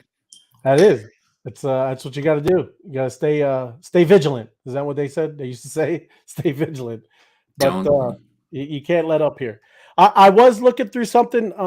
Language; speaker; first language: English; native; English